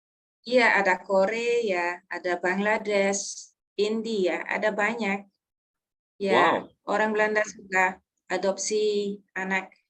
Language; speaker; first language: Indonesian; non-native, learner; Dutch